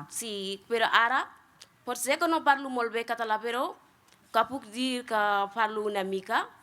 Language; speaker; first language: Catalan; non-native, learner; Wolof